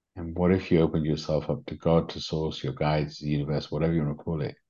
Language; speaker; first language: English; native; English